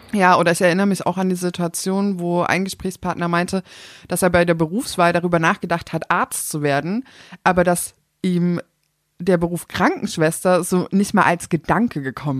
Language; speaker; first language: German; native; German